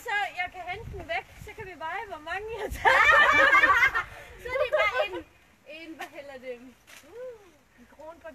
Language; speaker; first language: Danish; non-native, fluent; Filipino